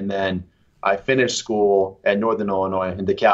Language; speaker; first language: English; native; English